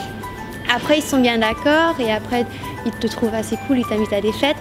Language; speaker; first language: French; non-native, fluent; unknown